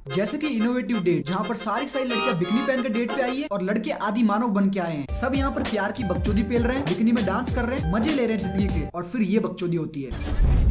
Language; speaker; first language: Hindi; native; Hindi